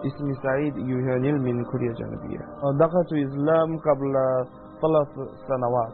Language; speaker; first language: Arabic; non-native, learner; Korean